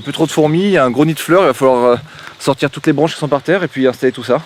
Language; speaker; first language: French; native; French